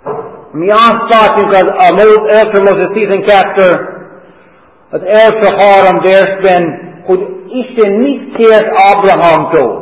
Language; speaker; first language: Hungarian; non-native, learner; English